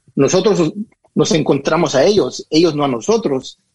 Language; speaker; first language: Spanish; early bilingual, heritage; Spanish